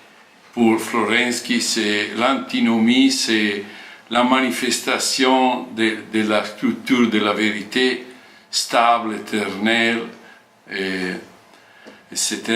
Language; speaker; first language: French; non-native, fluent; Italian